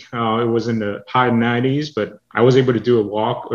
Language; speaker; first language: English; non-native, local second language; Cantonese